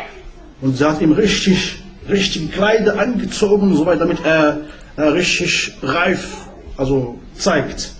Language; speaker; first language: German; non-native, learner; Arabic